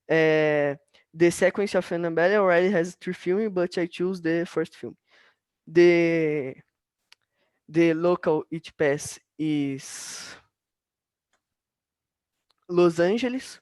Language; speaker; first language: English; non-native, learner; Portuguese